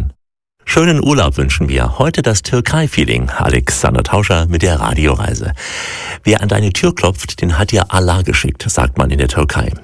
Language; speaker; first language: German; native; German